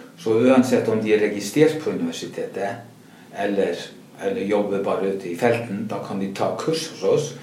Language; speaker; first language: Norwegian; non-native, fluent; Icelandic